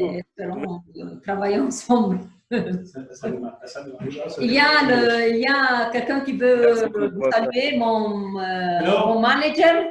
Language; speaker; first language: French; non-native, fluent; Arabic